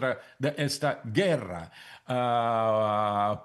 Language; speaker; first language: Spanish; non-native, fluent; Russian